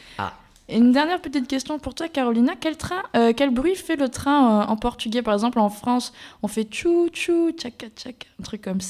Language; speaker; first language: French; native; French